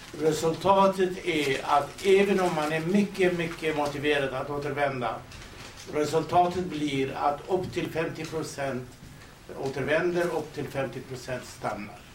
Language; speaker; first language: Swedish; non-native, fluent; Kurdish